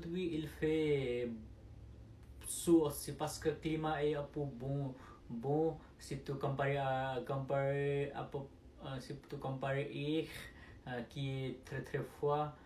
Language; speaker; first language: French; non-native, learner; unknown